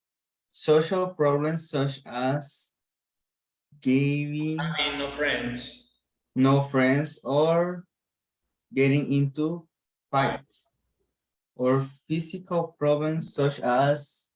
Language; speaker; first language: English; non-native, learner; Spanish